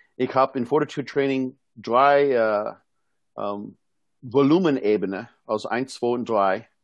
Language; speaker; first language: German; non-native, fluent; English